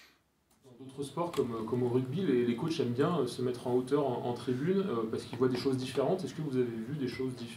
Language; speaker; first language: French; native; French